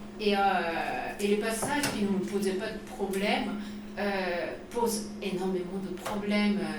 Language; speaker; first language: French; non-native, fluent; Japanese